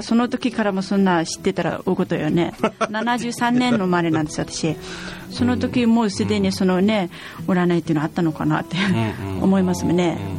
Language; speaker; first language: Japanese; non-native, fluent; Mongolian